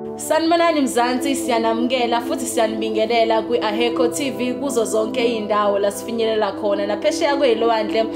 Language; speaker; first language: Zulu; native; Zulu